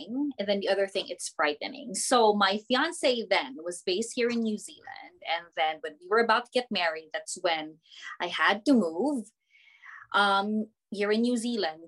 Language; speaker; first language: English; non-native, local second language; Filipino